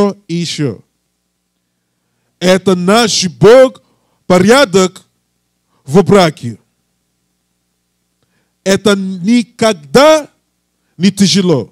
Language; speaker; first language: Russian; non-native, learner; English